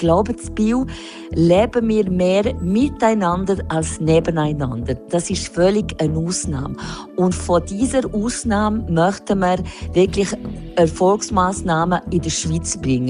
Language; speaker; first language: German; non-native, local second language; French